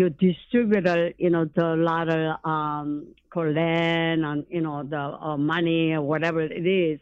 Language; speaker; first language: English; non-native, learner; Korean